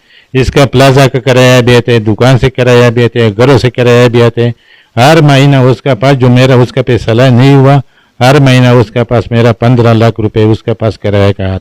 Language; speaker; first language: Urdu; non-native, local second language; Pashto